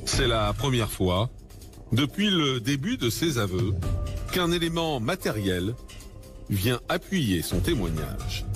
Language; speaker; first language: French; native; French